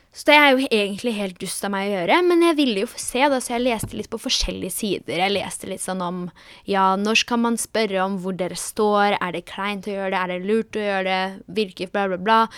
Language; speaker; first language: Norwegian; early bilingual, other home language; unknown